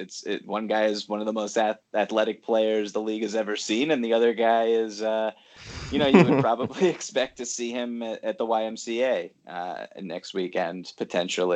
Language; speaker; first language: English; native; English